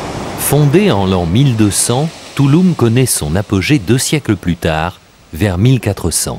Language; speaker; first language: French; native; French